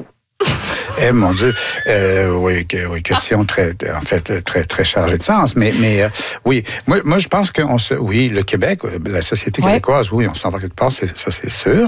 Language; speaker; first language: French; native; French